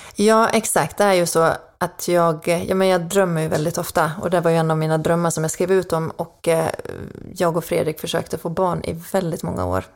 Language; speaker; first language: Swedish; native; Swedish